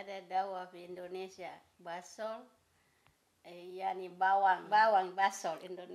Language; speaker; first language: Arabic; non-native, learner; Indonesian